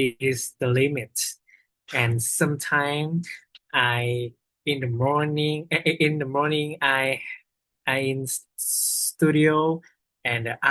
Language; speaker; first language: English; non-native, learner; Vietnamese